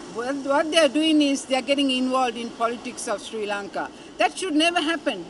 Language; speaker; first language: English; non-native, local second language; Sinhala